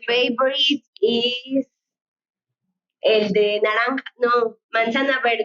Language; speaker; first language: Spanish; early bilingual, heritage; Spanish